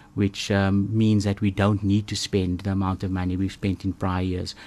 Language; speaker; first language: English; native; English